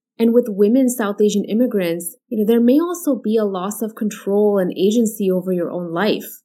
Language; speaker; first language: English; early bilingual, other home language; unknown